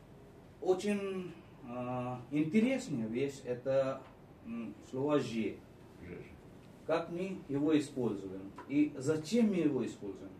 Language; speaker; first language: Russian; non-native, fluent; Marathi